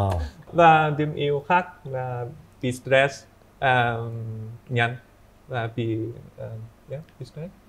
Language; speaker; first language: Vietnamese; non-native, learner; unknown